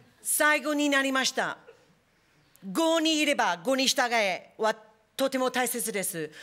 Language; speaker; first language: Japanese; non-native, fluent; English